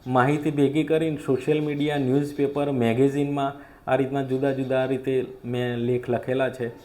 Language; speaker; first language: Gujarati; native; Gujarati